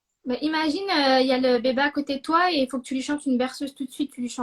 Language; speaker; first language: French; native; French